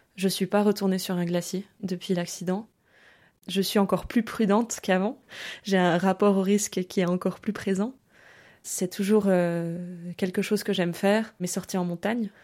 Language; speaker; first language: French; early bilingual, other home language; German